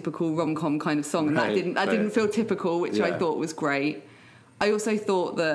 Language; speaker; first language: English; native; English